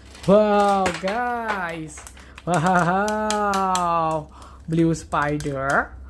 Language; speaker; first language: English; non-native, learner; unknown